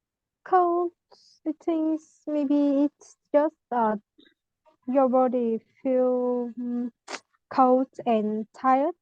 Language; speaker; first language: English; non-native, learner; Vietnamese